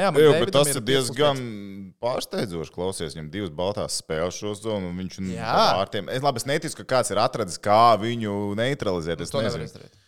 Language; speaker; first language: Latvian; native; Latvian